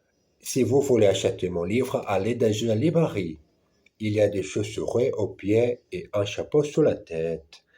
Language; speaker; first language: French; non-native, learner; Portuguese